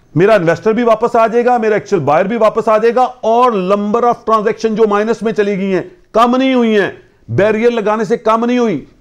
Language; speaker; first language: Urdu; non-native, local second language; Punjabi